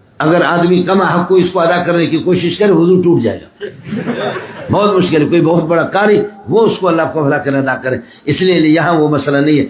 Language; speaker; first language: Urdu; non-native, local second language; Baluchi